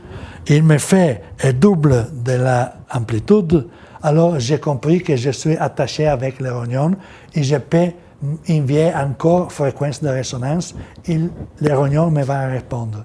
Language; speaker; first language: French; non-native, learner; Italian